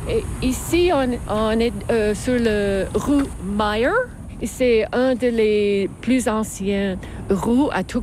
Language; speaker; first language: French; non-native, learner; English